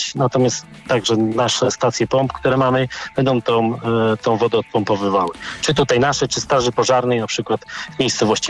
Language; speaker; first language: Polish; native; Polish